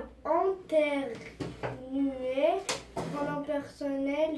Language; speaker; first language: French; non-native, learner; Arabic